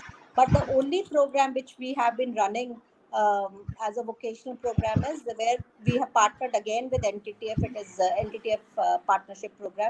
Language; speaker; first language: English; non-native, local second language; Hindi